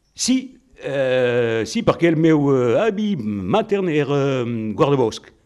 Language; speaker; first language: Catalan; non-native, local second language; French